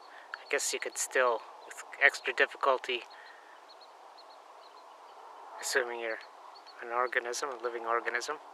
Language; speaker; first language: English; native; English